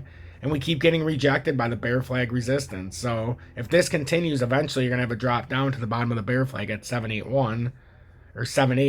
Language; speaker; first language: English; native; English